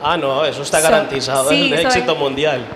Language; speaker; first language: Spanish; native; Spanish